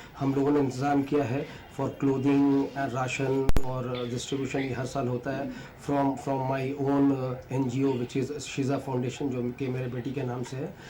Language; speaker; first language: Hindi; native; Hindi